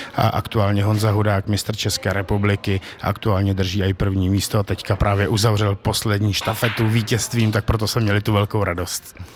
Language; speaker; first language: Czech; native; Czech